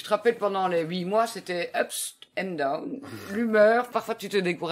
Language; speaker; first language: French; native; French